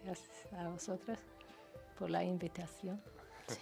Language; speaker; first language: Spanish; non-native, fluent; Persian